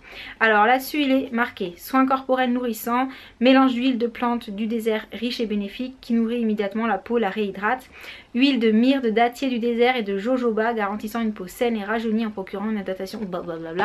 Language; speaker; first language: French; native; French